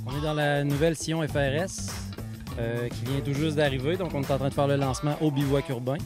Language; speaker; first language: French; native; French